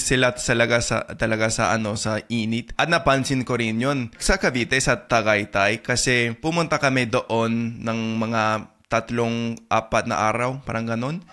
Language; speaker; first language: Filipino; non-native, fluent; English